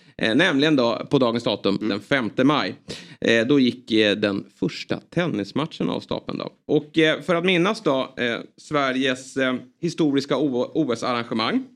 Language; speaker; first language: Swedish; native; Swedish